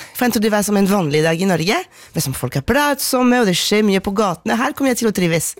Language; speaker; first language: Norwegian; non-native, fluent; French